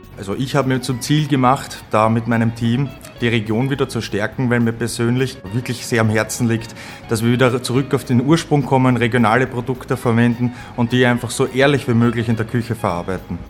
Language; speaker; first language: German; native; German